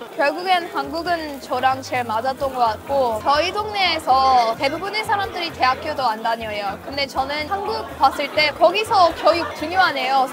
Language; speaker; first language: Korean; non-native, fluent; English